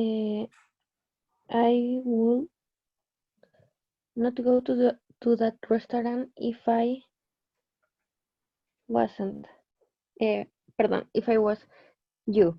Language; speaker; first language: English; non-native, learner; Spanish